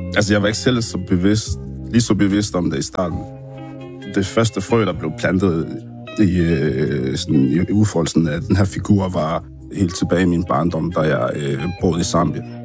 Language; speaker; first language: Danish; early bilingual, other home language; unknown